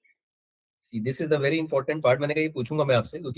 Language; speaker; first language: Hindi; native; Hindi